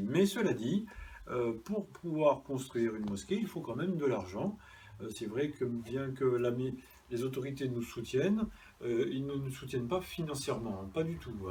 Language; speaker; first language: French; native; French